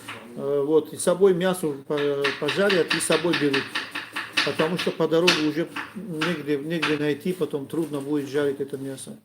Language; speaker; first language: Russian; non-native, learner; Tajik